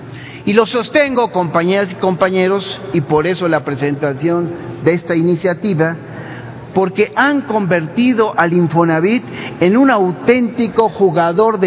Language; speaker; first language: Spanish; native; Spanish